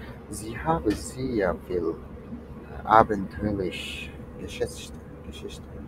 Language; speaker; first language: German; non-native, learner; Turkish